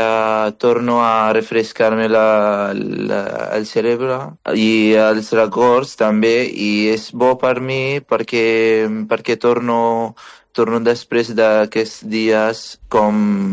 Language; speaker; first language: Catalan; non-native, fluent; Arabic